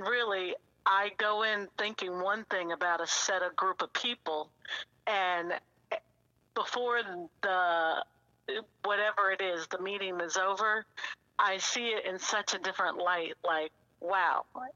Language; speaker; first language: English; native; English